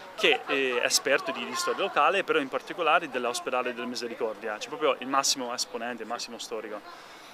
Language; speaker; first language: Italian; non-native, fluent; English